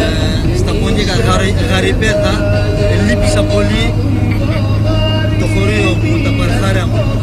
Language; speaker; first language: Greek; early bilingual, heritage; Turkish